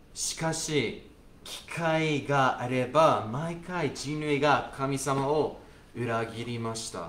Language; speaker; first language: Japanese; non-native, fluent; English